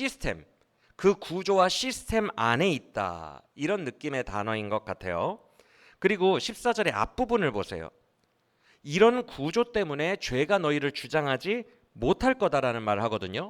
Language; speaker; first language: Korean; native; Korean